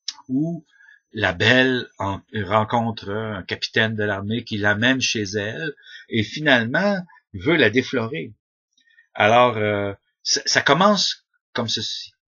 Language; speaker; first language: French; native; French